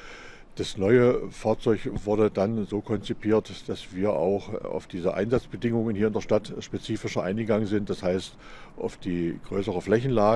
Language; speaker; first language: German; native; German